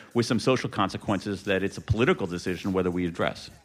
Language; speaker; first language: English; native; English